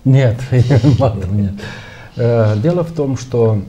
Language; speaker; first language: Russian; non-native, local second language; Romanian